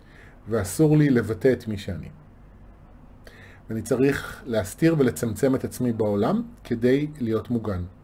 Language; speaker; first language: Hebrew; native; Hebrew